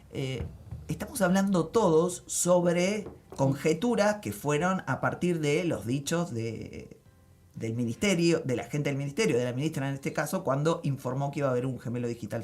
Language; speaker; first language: Spanish; native; Spanish